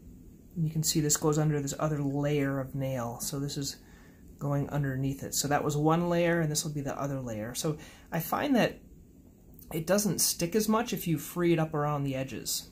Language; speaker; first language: English; native; English